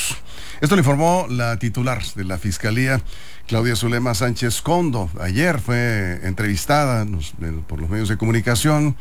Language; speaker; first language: Spanish; native; Spanish